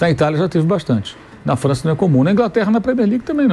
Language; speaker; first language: Portuguese; native; Portuguese